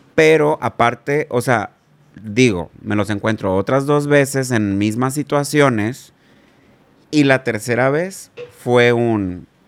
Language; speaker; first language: Spanish; native; Spanish